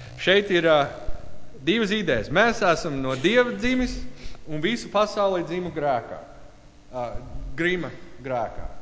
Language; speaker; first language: Latvian; non-native, learner; English